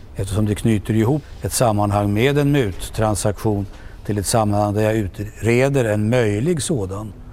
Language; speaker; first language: Swedish; native; Swedish